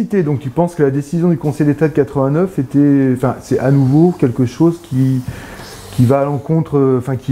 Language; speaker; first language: French; native; French